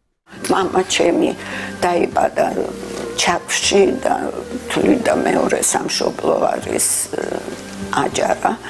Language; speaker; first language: Georgian; early bilingual, heritage; Georgian